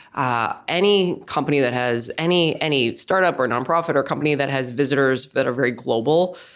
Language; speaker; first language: English; native; English